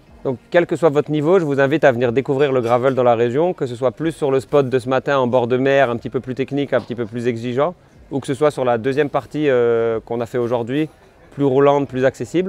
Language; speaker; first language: French; native; French